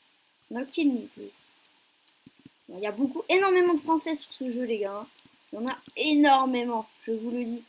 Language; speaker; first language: French; native; French